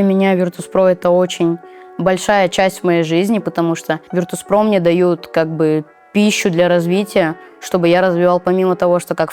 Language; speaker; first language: Russian; native; Russian